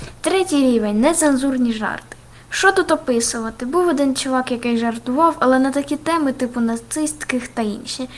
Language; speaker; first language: Ukrainian; native; Ukrainian